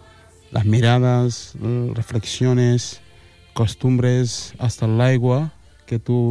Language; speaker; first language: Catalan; early bilingual, other home language; Wolof